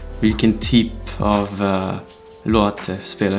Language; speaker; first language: Swedish; non-native, learner; Dutch